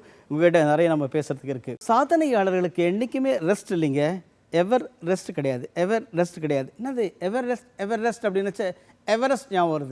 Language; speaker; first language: Tamil; native; Tamil